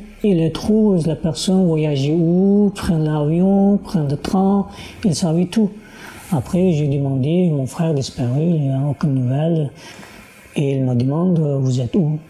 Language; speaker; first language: French; non-native, learner; Uyghur